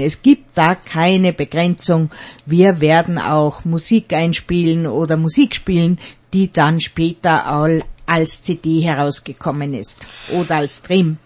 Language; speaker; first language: German; native; German